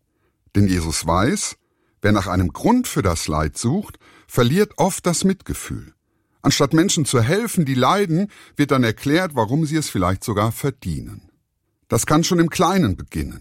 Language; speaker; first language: German; native; German